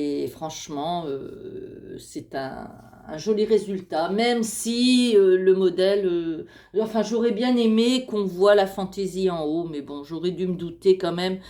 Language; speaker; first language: French; native; French